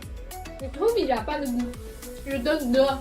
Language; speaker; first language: French; non-native, learner; Chinese